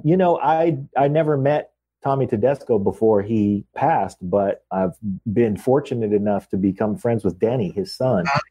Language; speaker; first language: English; native; English